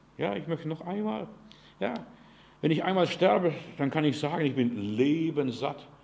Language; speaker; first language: German; non-native, fluent; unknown